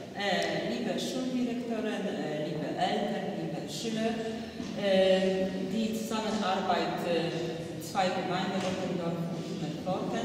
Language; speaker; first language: German; non-native, learner; Polish